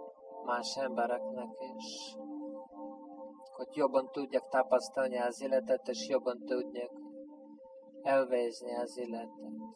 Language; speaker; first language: Hungarian; non-native, fluent; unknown